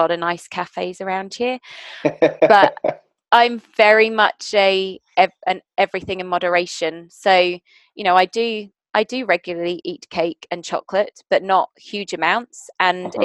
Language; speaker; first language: English; native; English